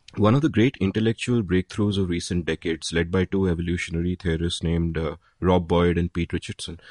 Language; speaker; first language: English; non-native, local second language; Hindi